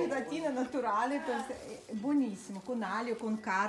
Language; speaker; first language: Italian; non-native, fluent; Russian